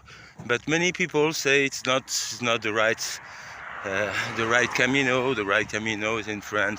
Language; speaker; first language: English; non-native, learner; French